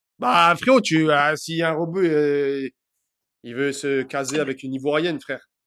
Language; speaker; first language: French; early bilingual, other home language; Arabic